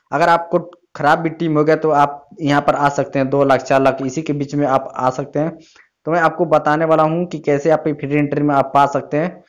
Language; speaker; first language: Hindi; native; Hindi